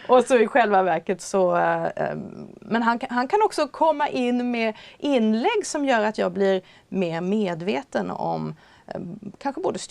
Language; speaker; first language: Swedish; native; Swedish